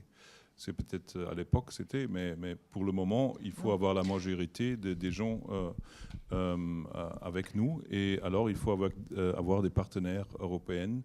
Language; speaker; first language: French; non-native, learner; German